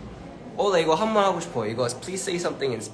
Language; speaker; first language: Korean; early bilingual, heritage; Korean